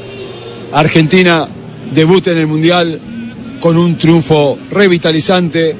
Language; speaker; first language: Spanish; native; Spanish